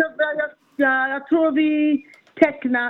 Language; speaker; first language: Swedish; non-native, learner; English